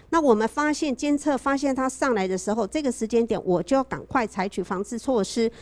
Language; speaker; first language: Chinese; native; Chinese